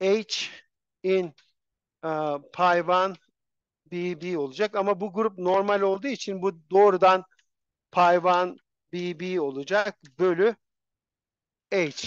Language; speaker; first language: Turkish; native; Turkish